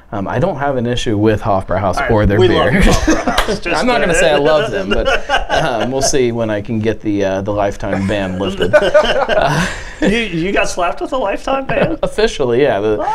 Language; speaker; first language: English; native; English